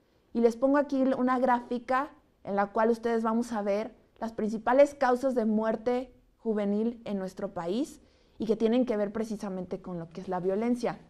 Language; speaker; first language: Spanish; native; Spanish